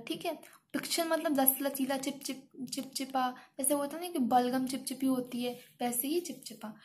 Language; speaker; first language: Hindi; native; Hindi